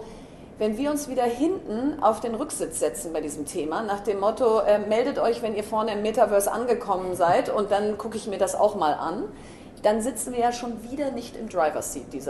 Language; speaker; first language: German; native; German